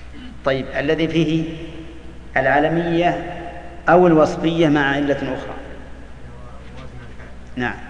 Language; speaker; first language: Arabic; native; Arabic